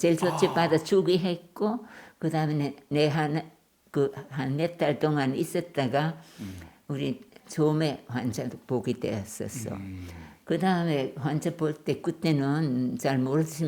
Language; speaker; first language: Korean; non-native, learner; German